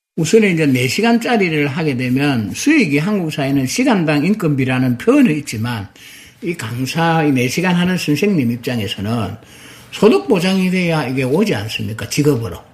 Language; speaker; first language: Korean; native; Korean